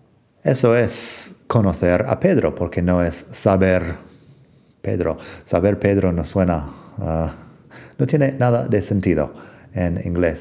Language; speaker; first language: Spanish; non-native, fluent; English